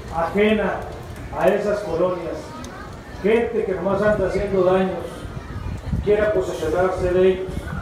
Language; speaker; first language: Spanish; native; Spanish